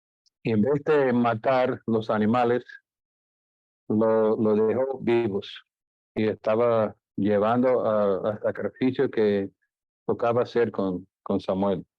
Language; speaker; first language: Spanish; non-native, fluent; English